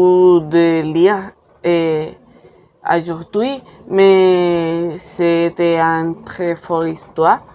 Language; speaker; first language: French; non-native, learner; Spanish